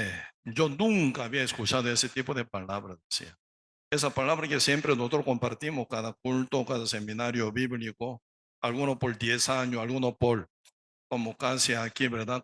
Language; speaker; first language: Spanish; non-native, learner; Korean